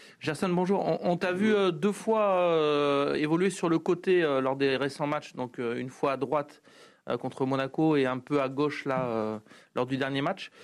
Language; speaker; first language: French; native; French